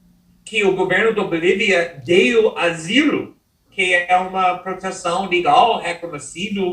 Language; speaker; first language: Portuguese; non-native, fluent; English